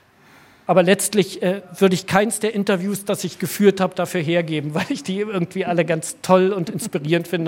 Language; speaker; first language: German; native; German